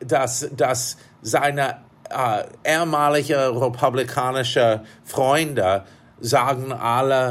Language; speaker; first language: German; non-native, fluent; English